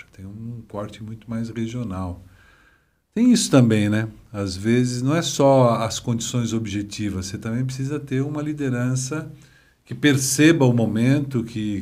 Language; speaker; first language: Portuguese; native; Portuguese